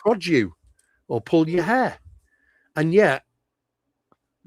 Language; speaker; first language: English; native; English